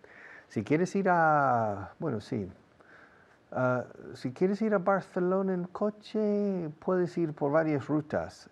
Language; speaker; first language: Spanish; non-native, fluent; English